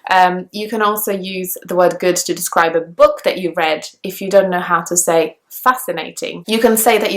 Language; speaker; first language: English; non-native, fluent; Polish